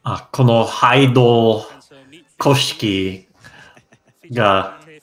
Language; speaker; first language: Japanese; non-native, learner; English